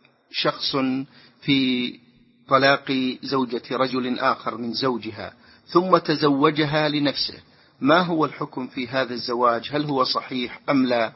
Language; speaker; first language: Arabic; native; Arabic